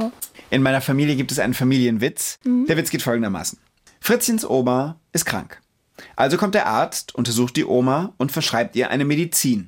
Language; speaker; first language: German; native; German